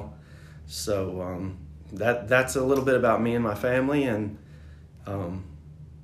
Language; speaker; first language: English; native; English